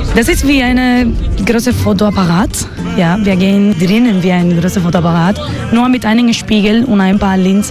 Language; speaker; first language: German; non-native, learner; Spanish